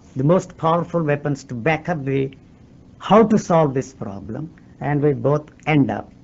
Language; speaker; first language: English; non-native, local second language; Telugu